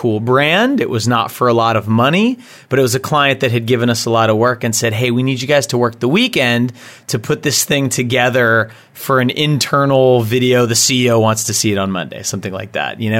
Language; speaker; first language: English; native; English